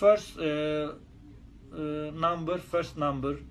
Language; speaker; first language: English; non-native, learner; Turkish